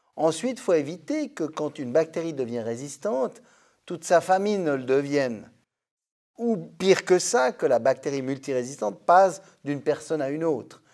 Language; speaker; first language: French; native; French